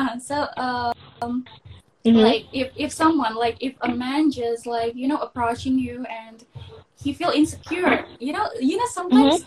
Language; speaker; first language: English; non-native, local second language; Indonesian